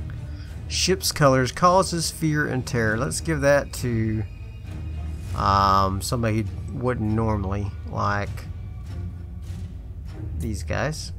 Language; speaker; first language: English; native; English